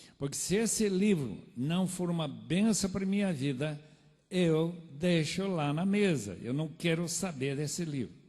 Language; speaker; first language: Portuguese; non-native, fluent; English